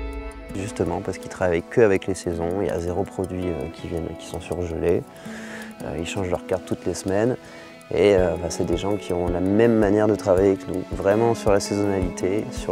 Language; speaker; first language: French; native; French